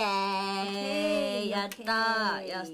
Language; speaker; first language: Japanese; native; Japanese